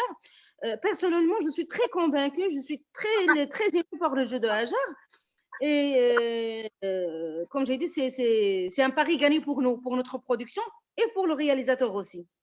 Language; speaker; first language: French; non-native, local second language; Arabic